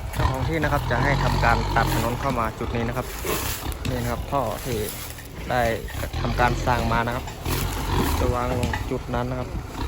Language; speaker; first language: Thai; native; Thai